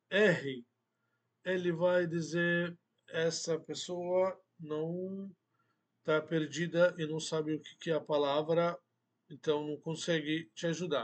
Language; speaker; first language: Portuguese; non-native, fluent; Arabic